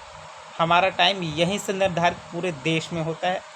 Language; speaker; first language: Hindi; native; Hindi